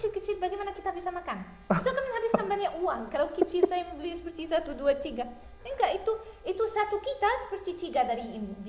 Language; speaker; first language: Indonesian; non-native, learner; Arabic